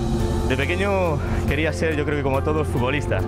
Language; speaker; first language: Spanish; native; Spanish